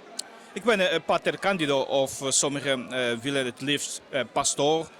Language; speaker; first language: Dutch; non-native, fluent; Portuguese